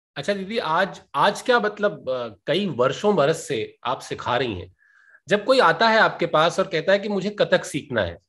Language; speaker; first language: Hindi; native; Hindi